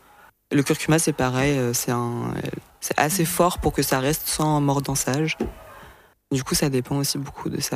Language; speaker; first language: French; native; French